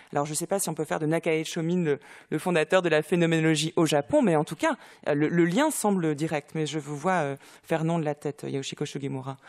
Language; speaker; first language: French; native; French